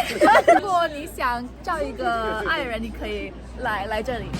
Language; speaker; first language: Chinese; non-native, learner; English